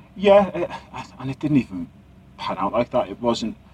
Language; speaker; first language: English; native; English